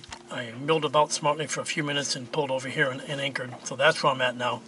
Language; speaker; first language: English; native; English